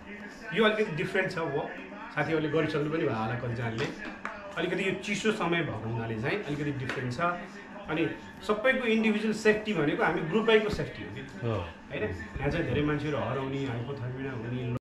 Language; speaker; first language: Nepali; native; Nepali